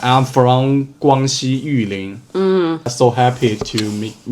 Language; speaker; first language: English; non-native, learner; Chinese